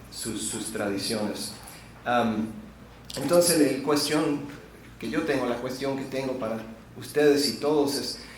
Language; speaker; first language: Spanish; non-native, fluent; English